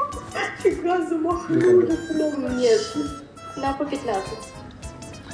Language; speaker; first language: Russian; native; Russian